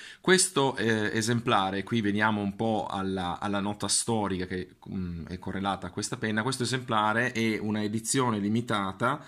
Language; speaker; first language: Italian; native; Italian